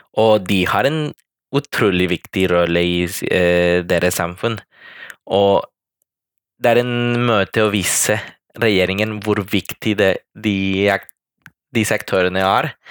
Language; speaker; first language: Norwegian; non-native, fluent; Spanish